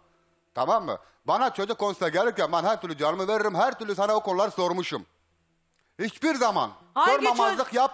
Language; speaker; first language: Turkish; native; Turkish